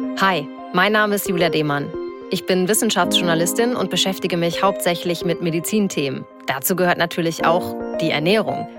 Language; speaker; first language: German; native; German